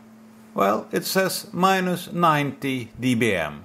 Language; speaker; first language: English; non-native, fluent; Swedish